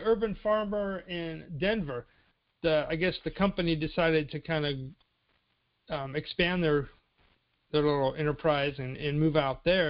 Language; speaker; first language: English; native; English